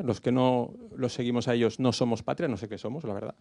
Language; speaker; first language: Spanish; native; Spanish